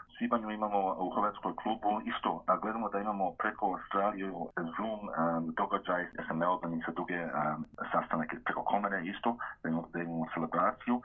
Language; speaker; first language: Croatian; early bilingual, heritage; Croatian